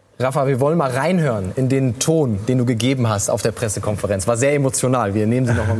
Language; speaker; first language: German; native; German